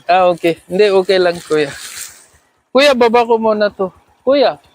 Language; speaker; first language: Filipino; non-native, learner; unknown